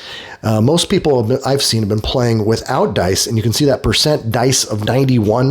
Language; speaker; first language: English; native; English